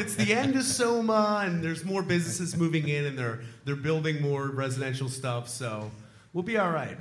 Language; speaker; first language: English; native; English